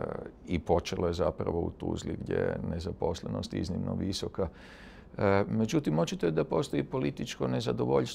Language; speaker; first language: Serbian; native; Serbian